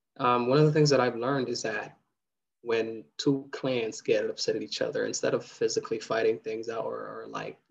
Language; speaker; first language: English; early bilingual, other home language; Somali